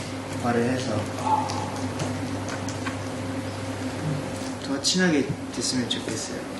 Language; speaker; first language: Korean; non-native, fluent; Japanese